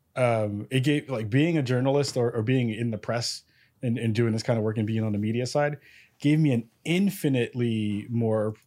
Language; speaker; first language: English; native; English